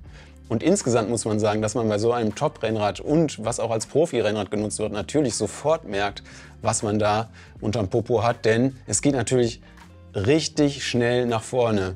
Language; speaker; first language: German; native; German